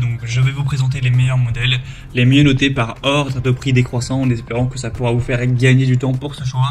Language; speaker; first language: French; native; French